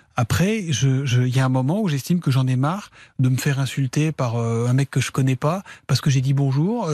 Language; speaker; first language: French; native; French